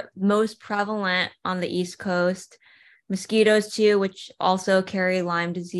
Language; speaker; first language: English; native; English